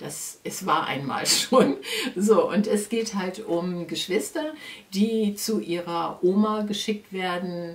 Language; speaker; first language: German; native; German